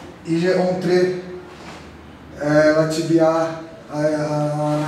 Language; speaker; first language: French; non-native, learner; Portuguese